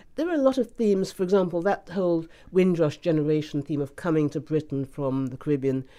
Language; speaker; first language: English; native; English